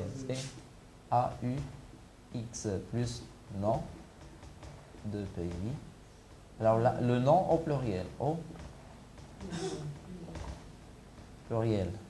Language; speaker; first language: French; non-native, local second language; Arabic